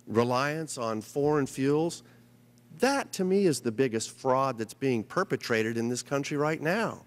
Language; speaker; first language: English; native; English